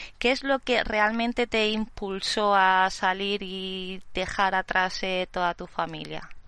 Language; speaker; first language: Spanish; native; Spanish